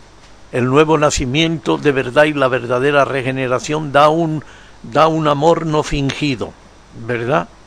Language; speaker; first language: Spanish; native; Spanish